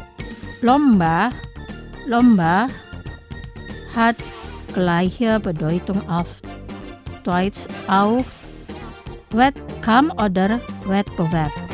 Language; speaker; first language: German; non-native, fluent; Indonesian